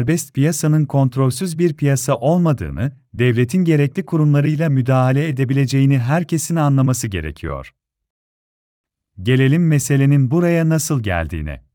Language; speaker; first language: Turkish; native; Turkish